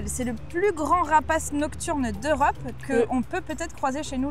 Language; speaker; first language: French; native; French